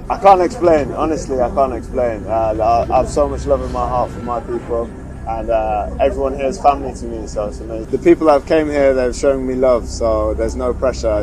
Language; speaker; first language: English; early bilingual, other home language; Bangla